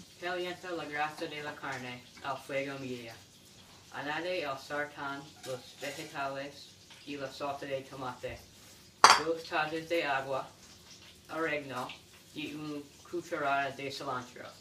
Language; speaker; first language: Spanish; non-native, learner; English